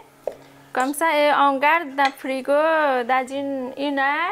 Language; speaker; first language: French; non-native, learner; Nepali